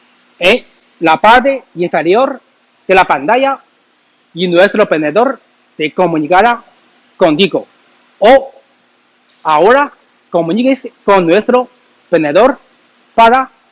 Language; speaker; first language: Spanish; non-native, learner; Chinese